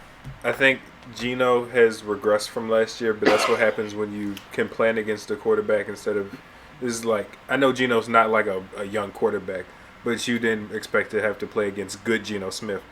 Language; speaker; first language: English; native; English